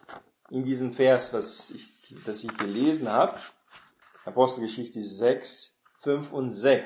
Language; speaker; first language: German; non-native, fluent; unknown